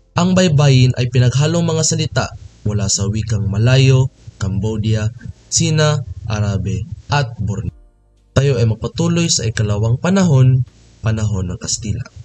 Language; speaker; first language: Filipino; non-native, local second language; Cebuano